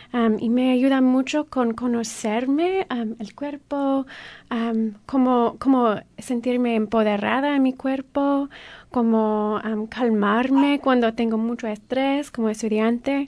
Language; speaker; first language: Spanish; early bilingual, heritage; Spanish